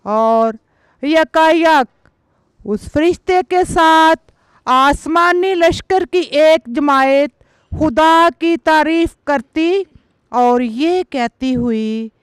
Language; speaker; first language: Urdu; non-native, local second language; Punjabi